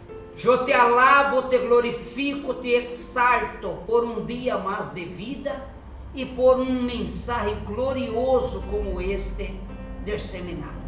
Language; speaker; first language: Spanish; non-native, fluent; Portuguese